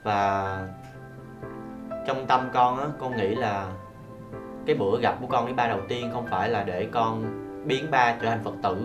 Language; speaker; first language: Vietnamese; native; Vietnamese